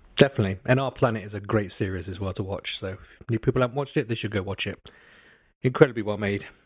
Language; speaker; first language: English; native; English